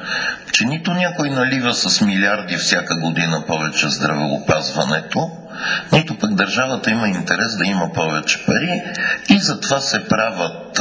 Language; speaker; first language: Bulgarian; native; Bulgarian